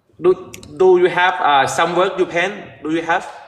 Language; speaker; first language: English; non-native, learner; Thai